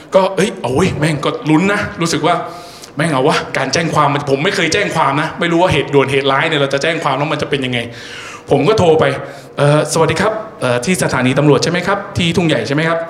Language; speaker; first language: Thai; native; Thai